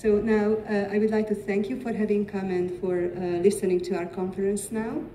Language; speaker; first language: English; non-native, fluent; Hungarian